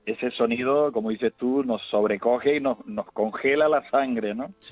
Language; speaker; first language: Spanish; native; Spanish